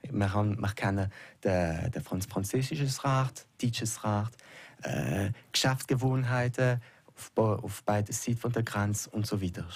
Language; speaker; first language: German; non-native, local second language; French